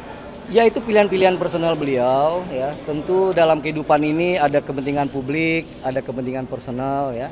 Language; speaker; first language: Indonesian; native; Indonesian